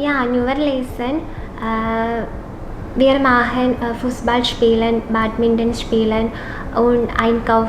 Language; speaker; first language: German; non-native, learner; Malayalam